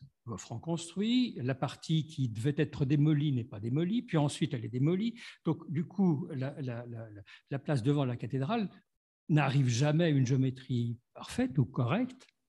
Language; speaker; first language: French; native; French